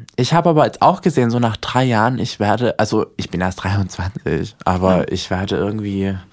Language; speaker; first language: German; native; German